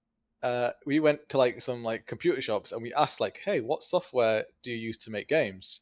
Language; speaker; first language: English; native; English